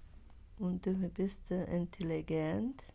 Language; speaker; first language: German; non-native, learner; Russian